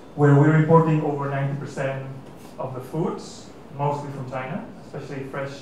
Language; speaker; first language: English; non-native, fluent; Catalan